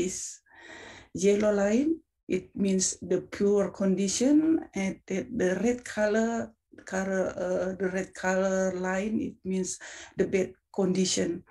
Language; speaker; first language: English; non-native, fluent; Indonesian